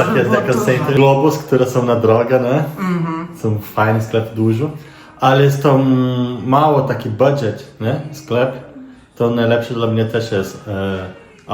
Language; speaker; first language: Polish; non-native, learner; Portuguese